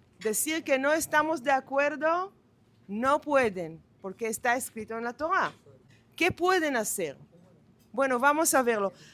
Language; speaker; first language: Spanish; non-native, fluent; Hebrew